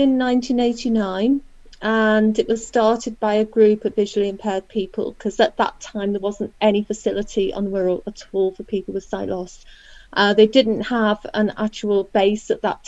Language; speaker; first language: English; native; English